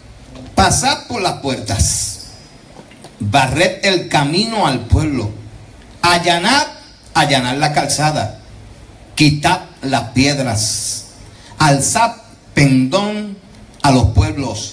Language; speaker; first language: Spanish; native; Spanish